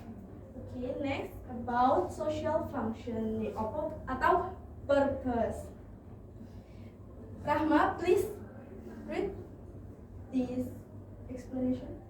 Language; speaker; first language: English; non-native, learner; Indonesian